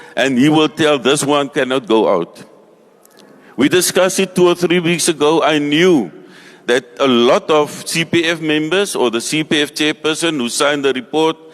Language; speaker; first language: English; non-native, local second language; Afrikaans